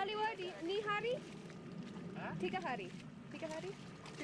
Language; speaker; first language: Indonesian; non-native, learner; English